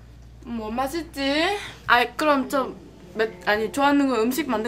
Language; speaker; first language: Korean; non-native, learner; Vietnamese